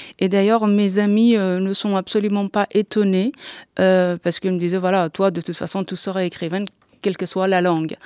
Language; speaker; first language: French; non-native, fluent; Persian